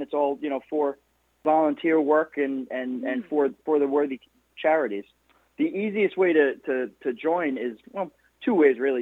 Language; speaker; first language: English; native; English